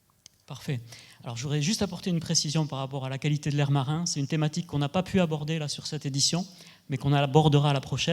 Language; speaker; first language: French; native; French